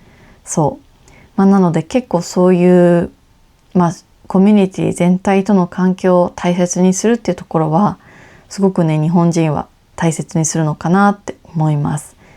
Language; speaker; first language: Japanese; native; Japanese